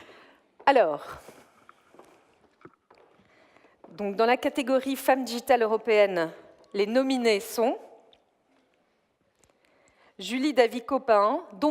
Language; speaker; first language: French; native; French